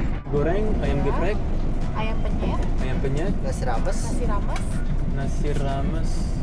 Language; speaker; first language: Indonesian; non-native, learner; French